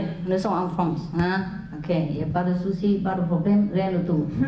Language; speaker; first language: French; non-native, learner; Vietnamese